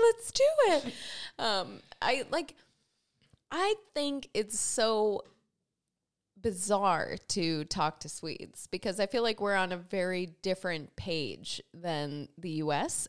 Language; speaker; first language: English; native; English